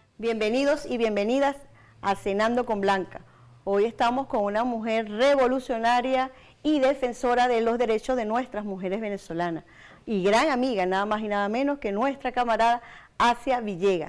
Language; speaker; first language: Spanish; native; Spanish